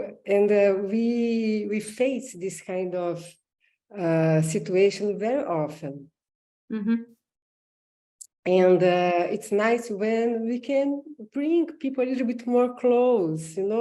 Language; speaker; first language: English; non-native, learner; Portuguese